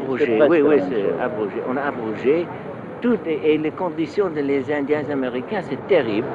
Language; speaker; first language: French; non-native, fluent; English